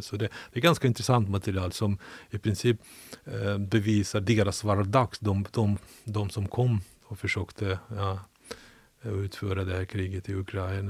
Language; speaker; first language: Swedish; non-native, fluent; Ukrainian